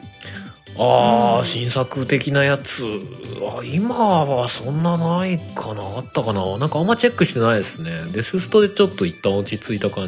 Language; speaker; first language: Japanese; native; Japanese